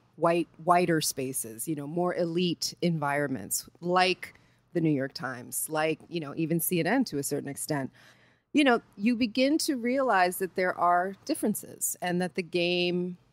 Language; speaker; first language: English; early bilingual, other home language; Spanish